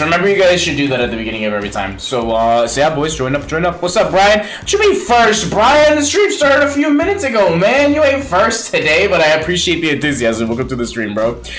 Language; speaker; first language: English; early bilingual, other home language; Spanish